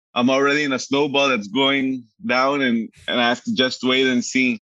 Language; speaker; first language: English; early bilingual, other home language; Spanish